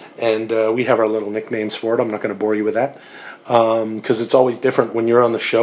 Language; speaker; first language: English; native; English